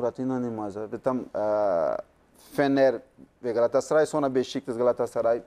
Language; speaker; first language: Turkish; non-native, learner; Portuguese